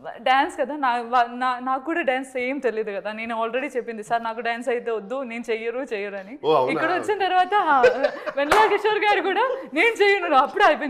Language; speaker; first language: Telugu; non-native, learner; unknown